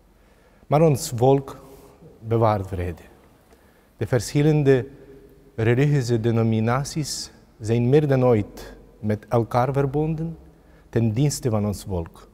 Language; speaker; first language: Dutch; non-native, fluent; Ukrainian